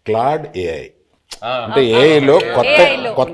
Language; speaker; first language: Telugu; native; Telugu